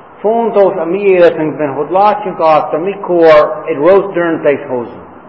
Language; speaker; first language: Hungarian; non-native, fluent; English